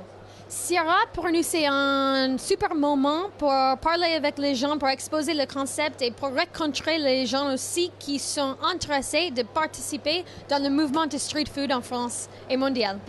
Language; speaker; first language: French; non-native, fluent; English